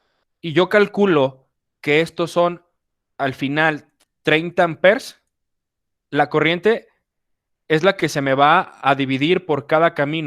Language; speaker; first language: Spanish; native; Spanish